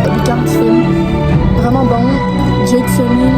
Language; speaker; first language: French; native; French